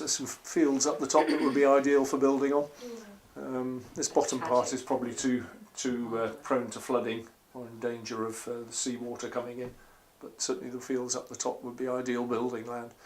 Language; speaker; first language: English; native; English